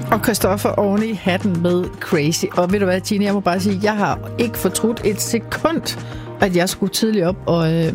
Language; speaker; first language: Danish; native; Danish